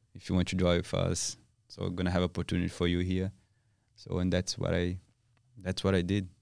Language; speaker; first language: English; non-native, learner; Portuguese